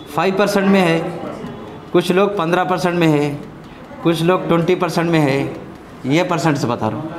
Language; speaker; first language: Hindi; non-native, local second language; Telugu